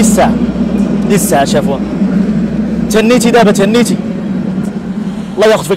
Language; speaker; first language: Arabic; native; Arabic